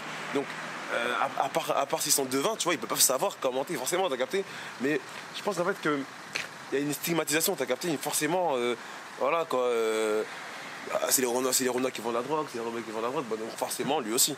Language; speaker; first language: French; native; French